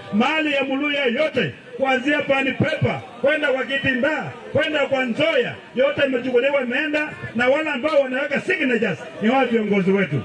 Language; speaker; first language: Swahili; non-native, local second language; Luyia